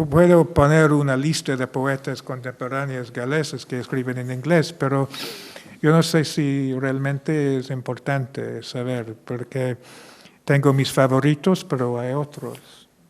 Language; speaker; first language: Spanish; non-native, fluent; English